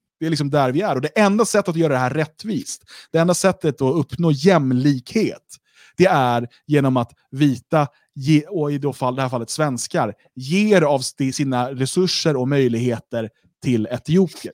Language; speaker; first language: Swedish; native; Swedish